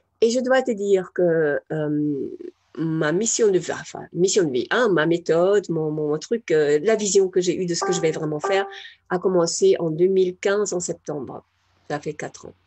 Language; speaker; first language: French; non-native, fluent; German